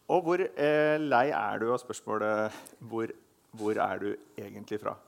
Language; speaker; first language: Norwegian; native; Norwegian